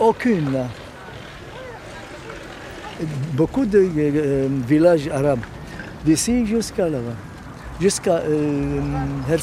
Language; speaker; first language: French; non-native, learner; Arabic